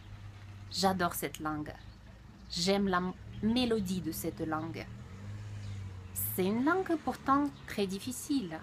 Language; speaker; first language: French; non-native, fluent; Russian